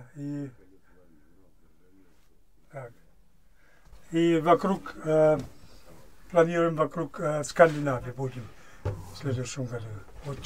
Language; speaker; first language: Russian; non-native, learner; German